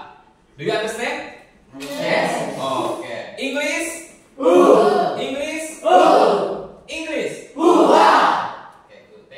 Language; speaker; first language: English; non-native, fluent; Indonesian